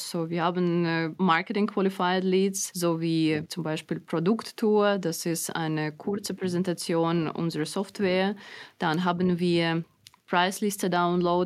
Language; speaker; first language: German; non-native, fluent; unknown